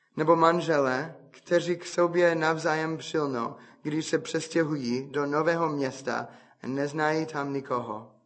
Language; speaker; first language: Czech; non-native, fluent; English